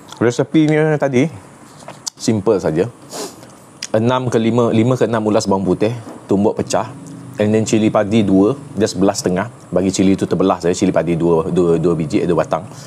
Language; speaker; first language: Malay; non-native, local second language; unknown